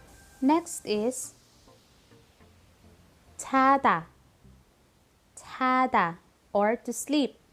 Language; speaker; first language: Korean; non-native, learner; Filipino